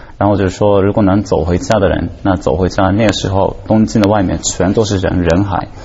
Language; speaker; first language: Chinese; non-native, fluent; Japanese